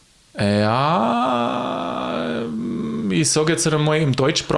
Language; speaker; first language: German; native; German